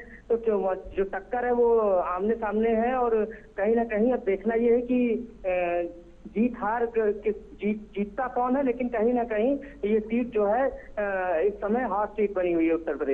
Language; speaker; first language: Hindi; native; Hindi